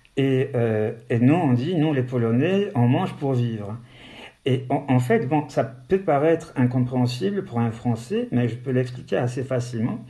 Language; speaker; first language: French; non-native, fluent; Polish